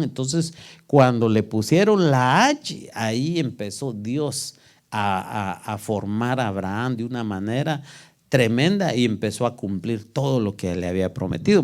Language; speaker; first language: Spanish; native; Spanish